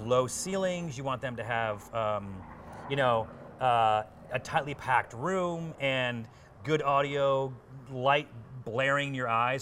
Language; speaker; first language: English; native; English